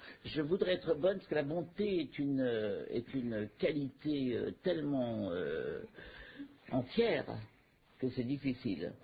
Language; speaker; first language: French; native; French